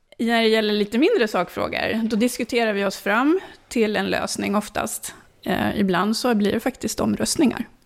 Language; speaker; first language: Swedish; early bilingual, other home language; Finnish